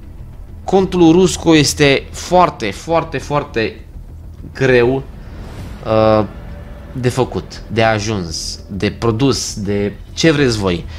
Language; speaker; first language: Romanian; native; Romanian